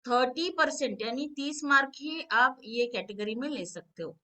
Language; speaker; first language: Hindi; non-native, local second language; Marathi